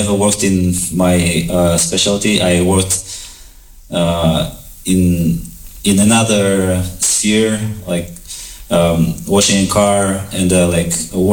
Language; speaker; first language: English; non-native, fluent; Kazakh